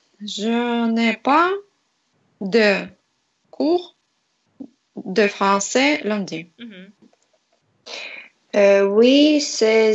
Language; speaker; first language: French; non-native, learner; Russian